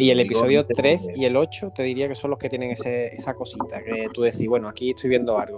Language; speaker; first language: Spanish; native; Spanish